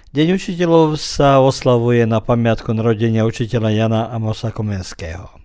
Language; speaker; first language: Slovak; early bilingual, heritage; Slovak